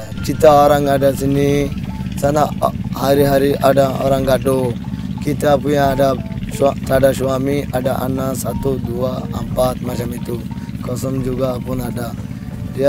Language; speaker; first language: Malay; non-native, learner; Rohingya